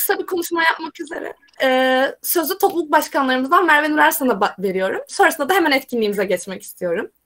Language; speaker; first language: Turkish; native; Turkish